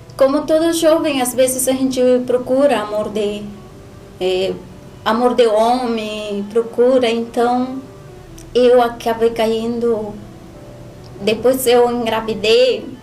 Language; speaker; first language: Portuguese; non-native, learner; Spanish